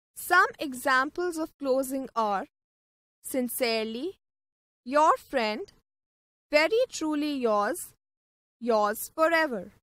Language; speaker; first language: English; non-native, local second language; Punjabi